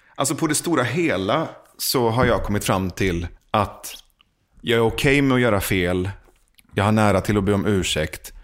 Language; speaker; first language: Swedish; early bilingual, other home language; Persian